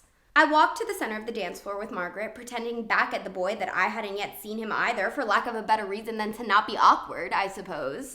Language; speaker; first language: English; native; English